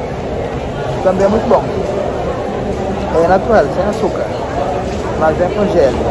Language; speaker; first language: Portuguese; non-native, learner; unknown